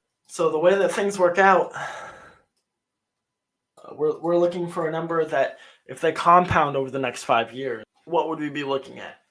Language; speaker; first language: English; native; English